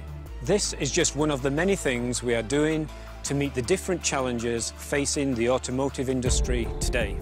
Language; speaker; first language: English; native; English